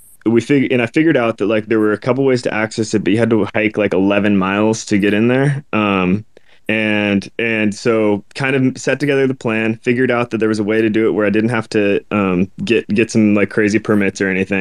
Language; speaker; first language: English; native; English